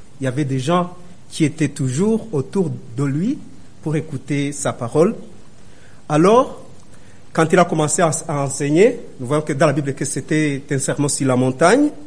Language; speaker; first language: French; non-native, local second language; Rundi